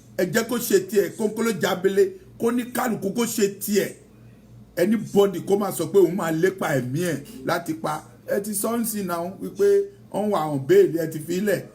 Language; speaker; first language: Yoruba; non-native, local second language; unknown